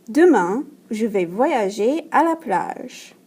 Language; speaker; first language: French; non-native, fluent; English